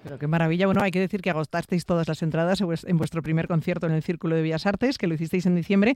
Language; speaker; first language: Spanish; native; Spanish